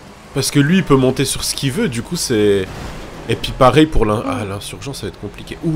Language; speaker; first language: French; native; French